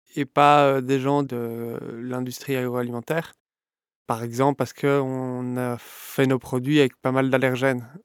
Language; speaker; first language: French; native; French